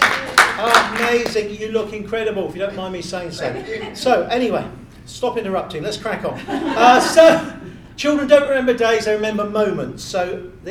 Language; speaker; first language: English; native; English